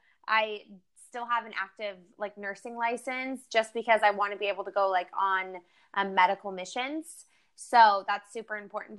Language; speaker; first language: English; native; English